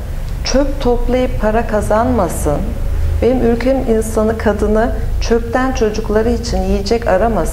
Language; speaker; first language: Turkish; native; Turkish